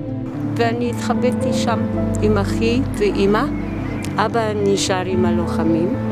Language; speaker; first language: Hebrew; non-native, fluent; Polish